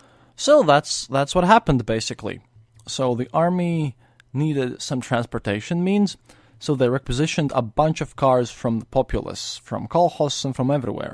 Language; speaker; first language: English; non-native, fluent; Latvian